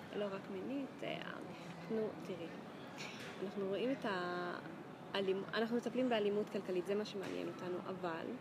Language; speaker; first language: Hebrew; non-native, local second language; Arabic